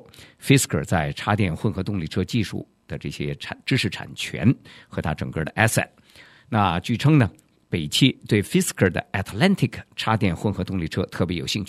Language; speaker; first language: Chinese; native; Chinese